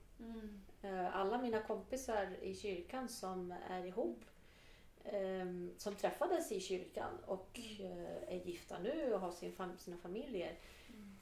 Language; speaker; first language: Swedish; non-native, fluent; Portuguese